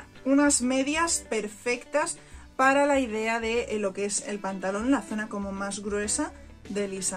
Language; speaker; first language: Spanish; native; Spanish